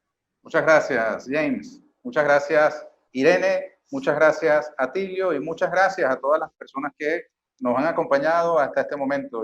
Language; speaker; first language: Spanish; native; Spanish